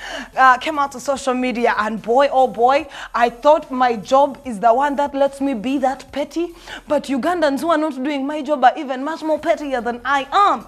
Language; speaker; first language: English; non-native, local second language; Ganda